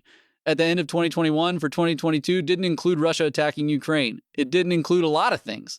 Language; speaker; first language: English; native; English